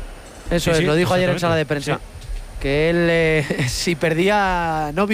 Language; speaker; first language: Spanish; native; Spanish